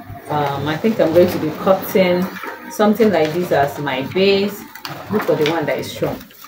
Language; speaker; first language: English; non-native, local second language; Igbo